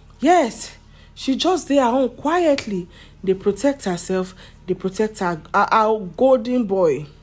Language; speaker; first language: Nigerian Pidgin; non-native, local second language; Yoruba